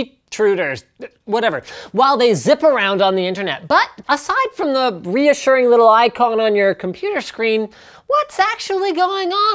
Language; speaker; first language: English; native; English